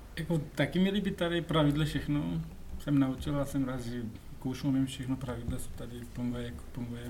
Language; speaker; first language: Czech; non-native, learner; Pashto